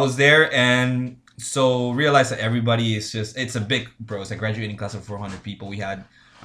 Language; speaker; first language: English; non-native, fluent; Spanish